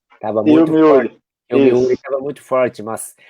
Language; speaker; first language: Portuguese; non-native, fluent; Japanese